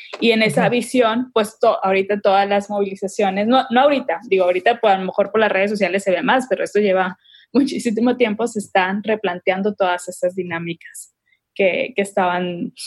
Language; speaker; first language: Spanish; native; Spanish